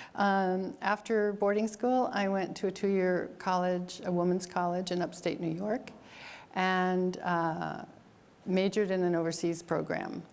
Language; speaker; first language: English; native; English